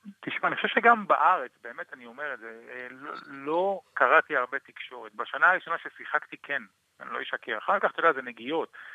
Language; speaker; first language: Hebrew; non-native, local second language; Arabic